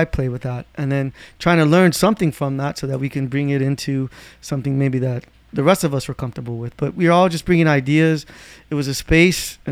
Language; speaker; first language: English; native; English